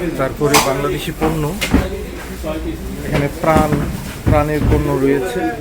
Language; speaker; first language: Bangla; native; Bangla